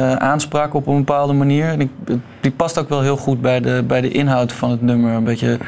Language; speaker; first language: Dutch; native; Dutch